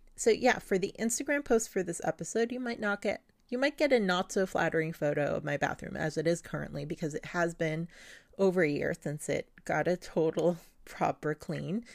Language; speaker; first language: English; non-native, local second language; Filipino